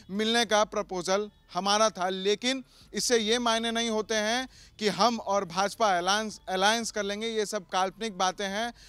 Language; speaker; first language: Hindi; native; Hindi